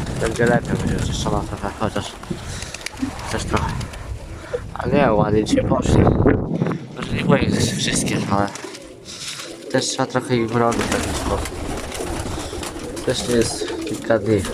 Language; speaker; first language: Polish; native; Polish